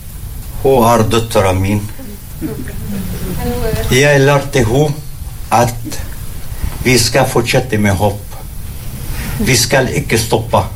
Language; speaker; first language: Norwegian; non-native, learner; Arabic